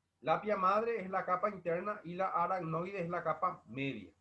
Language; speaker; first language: Spanish; native; Spanish